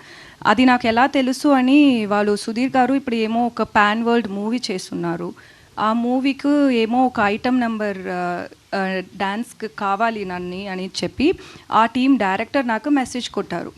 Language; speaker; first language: Telugu; non-native, learner; Tamil